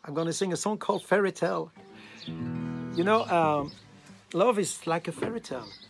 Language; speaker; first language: English; non-native, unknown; French